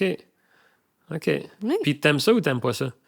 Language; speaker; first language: French; native; French